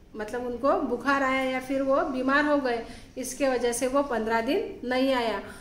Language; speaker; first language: Hindi; non-native, local second language; Marathi